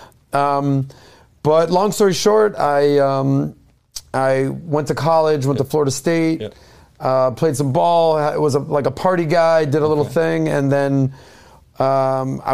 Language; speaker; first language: English; native; English